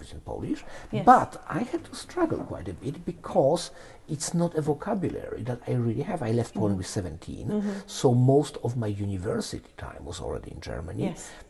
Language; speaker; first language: English; non-native, fluent; Polish